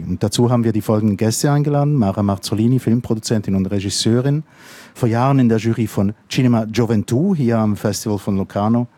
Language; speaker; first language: German; native; German